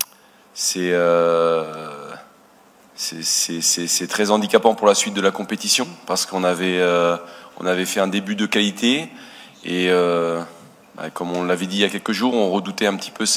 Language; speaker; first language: French; native; French